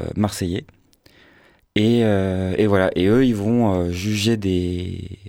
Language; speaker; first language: French; native; French